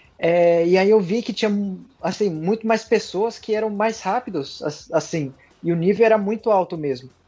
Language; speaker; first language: Portuguese; early bilingual, heritage; Portuguese